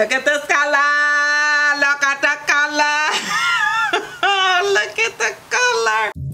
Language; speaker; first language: English; native; English